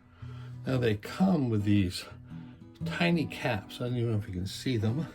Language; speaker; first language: English; native; English